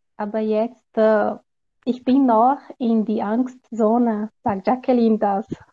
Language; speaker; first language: German; non-native, learner; Portuguese